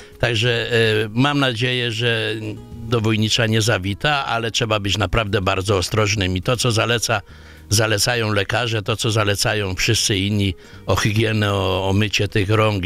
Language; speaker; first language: Polish; native; Polish